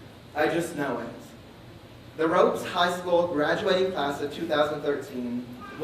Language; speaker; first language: English; native; English